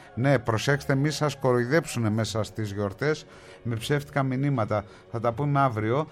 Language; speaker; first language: Greek; native; Greek